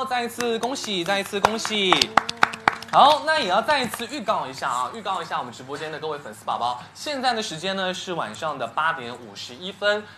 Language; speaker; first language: Chinese; native; Chinese